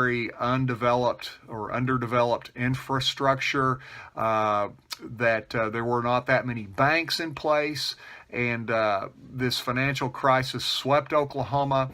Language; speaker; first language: English; native; English